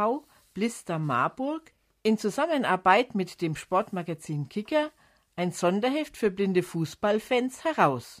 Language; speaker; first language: German; native; German